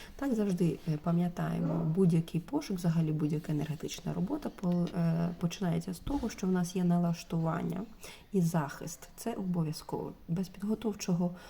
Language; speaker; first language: Ukrainian; non-native, local second language; Russian